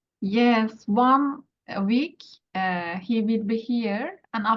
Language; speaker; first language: English; non-native, learner; Turkish